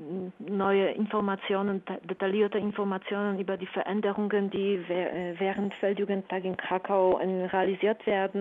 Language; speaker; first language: German; non-native, fluent; Polish